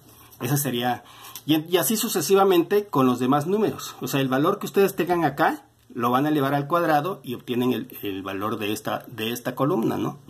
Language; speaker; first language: Spanish; native; Spanish